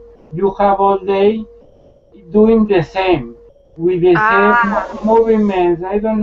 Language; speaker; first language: English; non-native, learner; Spanish